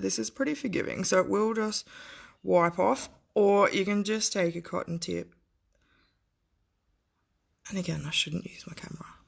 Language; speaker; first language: English; native; English